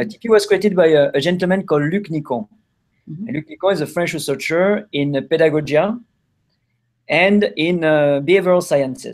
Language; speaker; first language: English; non-native, fluent; French